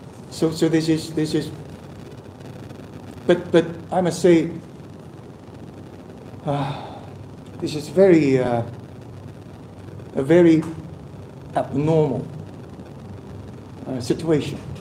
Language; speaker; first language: English; non-native, local second language; Cantonese